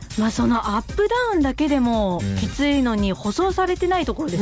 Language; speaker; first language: Japanese; native; Japanese